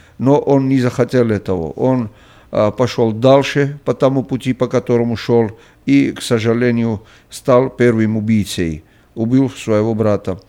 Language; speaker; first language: Russian; non-native, local second language; Georgian